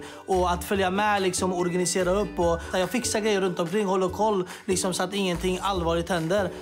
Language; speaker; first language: Swedish; native; Swedish